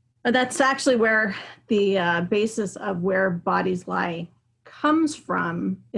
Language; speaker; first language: English; native; English